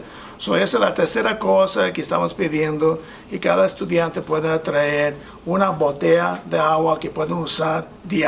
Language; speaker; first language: Spanish; non-native, fluent; English